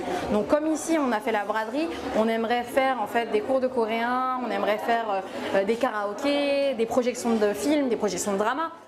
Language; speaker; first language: French; native; French